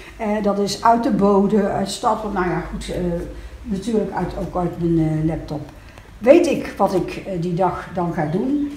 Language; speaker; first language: Dutch; native; Dutch